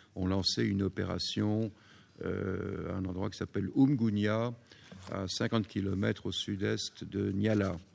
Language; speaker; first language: French; native; French